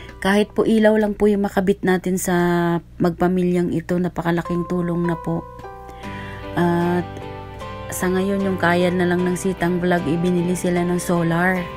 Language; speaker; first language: Filipino; non-native, local second language; Hiligaynon